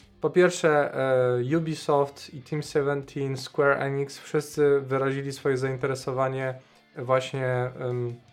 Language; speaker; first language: Polish; native; Polish